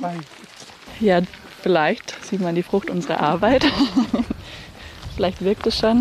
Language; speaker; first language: German; native; German